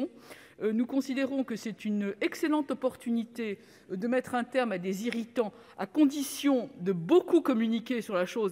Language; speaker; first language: French; native; French